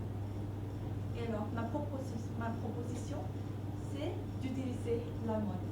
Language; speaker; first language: French; non-native, fluent; Thai